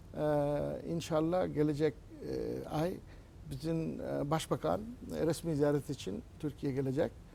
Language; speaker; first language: Turkish; non-native, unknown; Urdu